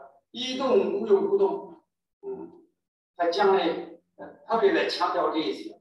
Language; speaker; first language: Chinese; native; Chinese